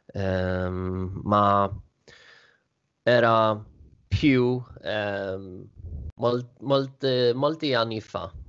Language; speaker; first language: Italian; non-native, learner; Swedish